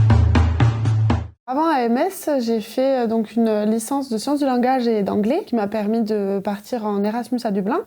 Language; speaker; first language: French; native; French